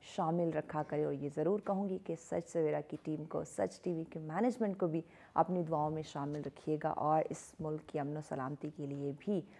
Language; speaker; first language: Urdu; native; Urdu